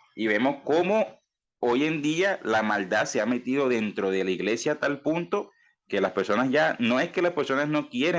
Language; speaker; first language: Spanish; native; Spanish